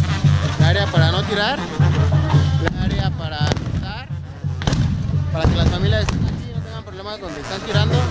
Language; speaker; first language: Spanish; native; Spanish